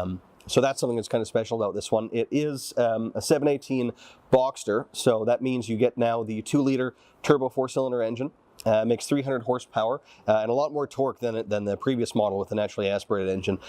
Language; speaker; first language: English; native; English